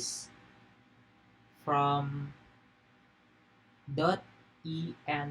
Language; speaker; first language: English; non-native, learner; Indonesian